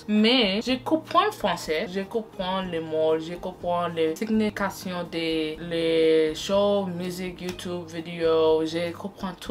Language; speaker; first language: French; non-native, learner; English